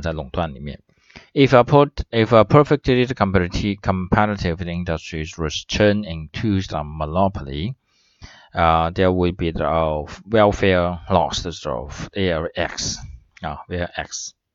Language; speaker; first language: English; non-native, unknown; Chinese